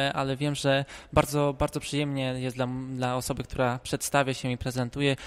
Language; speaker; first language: Polish; native; Polish